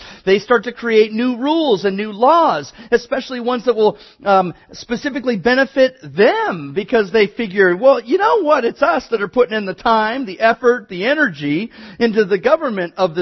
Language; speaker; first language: English; native; English